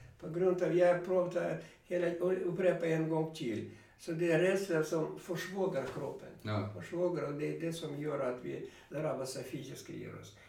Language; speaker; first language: Swedish; non-native, fluent; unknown